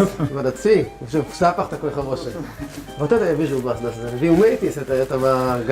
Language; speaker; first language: Russian; non-native, learner; Hebrew